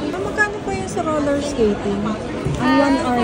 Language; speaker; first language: Filipino; native; Filipino